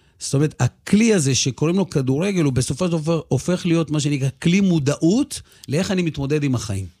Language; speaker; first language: Hebrew; early bilingual, other home language; Russian